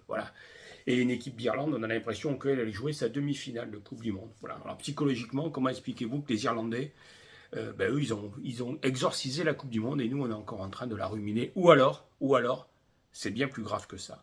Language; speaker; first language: French; native; French